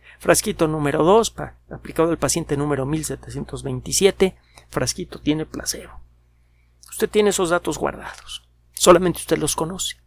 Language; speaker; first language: Spanish; native; Spanish